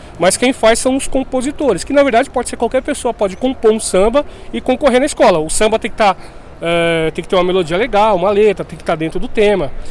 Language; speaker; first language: Portuguese; native; Portuguese